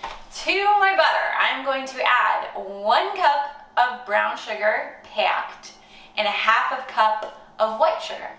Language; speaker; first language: English; native; English